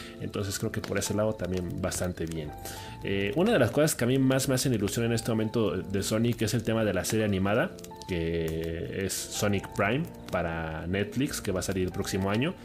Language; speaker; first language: Spanish; native; Spanish